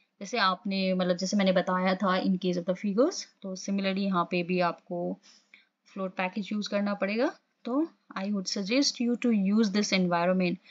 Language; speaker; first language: Hindi; non-native, local second language; Assamese